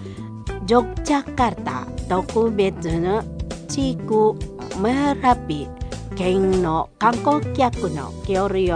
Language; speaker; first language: Japanese; non-native, fluent; Indonesian